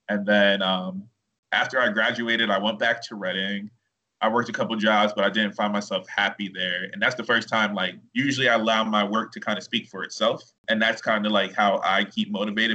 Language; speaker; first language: English; native; English